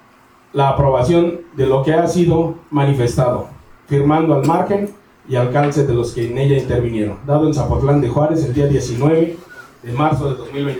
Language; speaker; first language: Spanish; native; Spanish